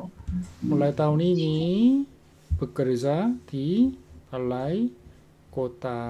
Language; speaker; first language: Indonesian; non-native, fluent; Korean